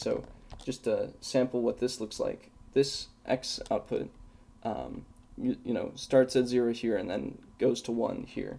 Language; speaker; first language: English; native; English